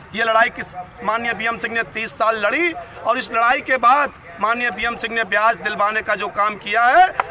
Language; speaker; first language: Hindi; native; Hindi